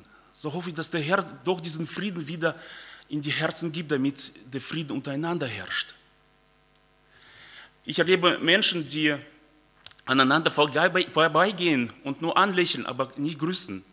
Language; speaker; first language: German; early bilingual, other home language; Russian